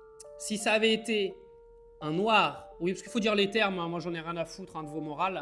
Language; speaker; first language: French; native; French